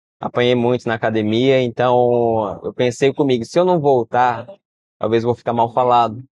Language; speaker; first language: Portuguese; early bilingual, heritage; Portuguese